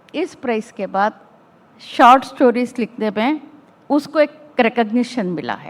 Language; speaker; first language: Hindi; non-native, local second language; Urdu